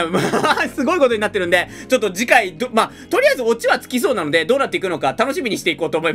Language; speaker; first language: Japanese; native; Japanese